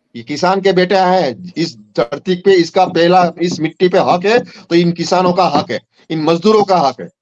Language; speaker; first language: Hindi; non-native, local second language; Gujarati